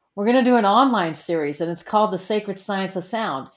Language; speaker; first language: English; native; English